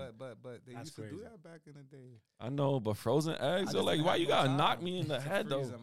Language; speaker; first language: English; native; English